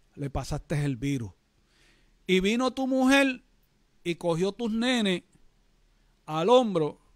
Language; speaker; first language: Spanish; native; Spanish